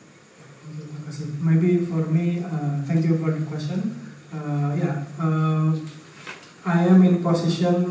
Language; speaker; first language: English; non-native, fluent; Indonesian